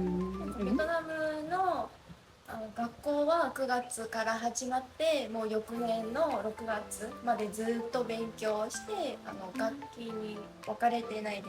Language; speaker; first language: Japanese; non-native, fluent; Vietnamese